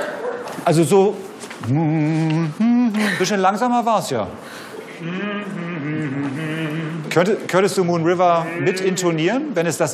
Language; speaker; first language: German; native; German